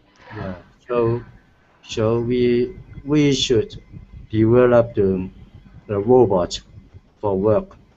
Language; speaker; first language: English; non-native, learner; Cantonese